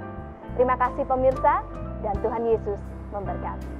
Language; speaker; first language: Indonesian; native; Indonesian